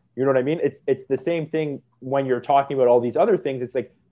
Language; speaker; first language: English; native; English